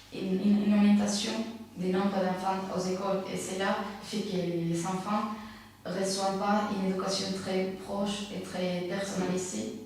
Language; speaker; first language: French; non-native, fluent; Spanish